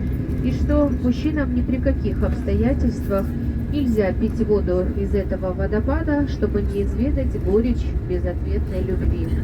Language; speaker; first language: Russian; native; Russian